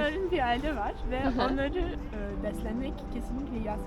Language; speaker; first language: Turkish; non-native, learner; Russian